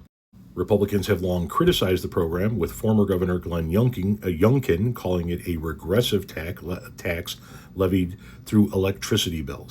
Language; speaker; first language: English; native; English